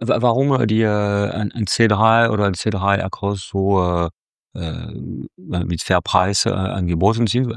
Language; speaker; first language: German; non-native, fluent; French